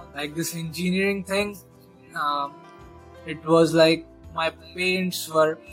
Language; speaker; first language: English; non-native, local second language; Hindi